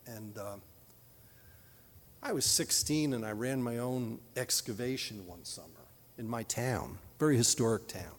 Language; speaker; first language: English; native; English